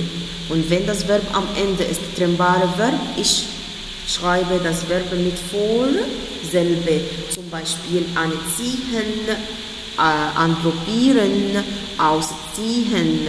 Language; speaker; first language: German; non-native, fluent; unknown